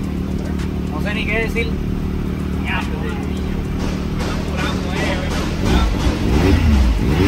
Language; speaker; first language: Spanish; native; Spanish